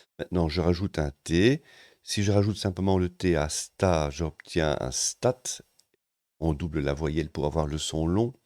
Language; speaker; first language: French; native; French